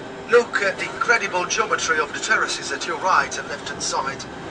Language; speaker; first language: English; non-native, fluent; Italian